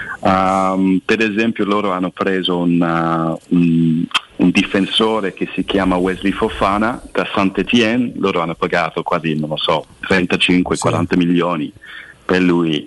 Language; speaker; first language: Italian; non-native, fluent; English